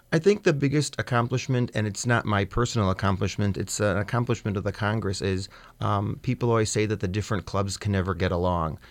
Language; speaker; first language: English; early bilingual, other home language; Czech